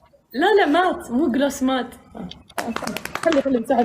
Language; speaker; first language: Arabic; native; Arabic